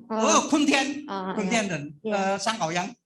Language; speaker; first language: Chinese; non-native, learner; Indonesian